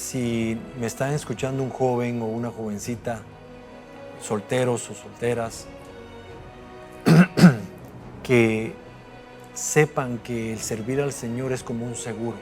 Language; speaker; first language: Spanish; native; Spanish